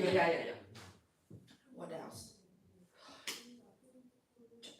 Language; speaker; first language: English; non-native, fluent; Chinese